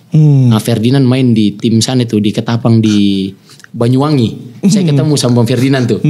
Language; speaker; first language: Indonesian; native; Indonesian